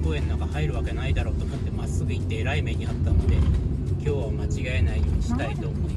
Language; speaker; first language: Japanese; native; Japanese